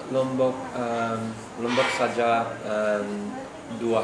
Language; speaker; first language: Indonesian; non-native, learner; English